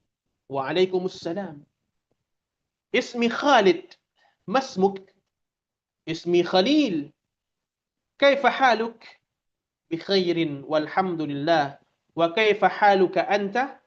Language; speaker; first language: Arabic; non-native, fluent; Indonesian